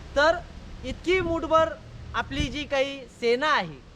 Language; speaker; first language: Marathi; non-native, local second language; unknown